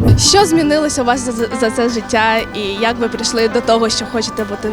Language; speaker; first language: Ukrainian; native; Ukrainian